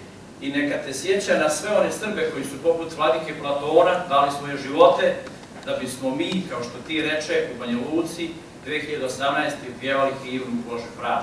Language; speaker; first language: Serbian; native; Serbian